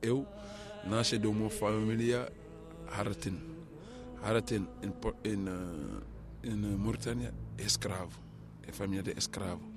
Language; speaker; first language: Portuguese; non-native, learner; Arabic